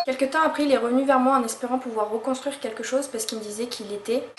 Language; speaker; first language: French; native; French